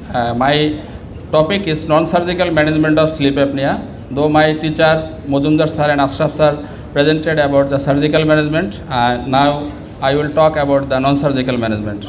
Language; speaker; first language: English; non-native, local second language; Bangla